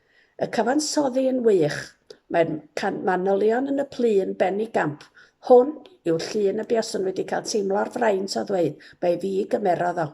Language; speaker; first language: Welsh; native; Welsh